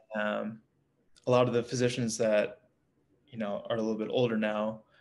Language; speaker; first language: English; native; English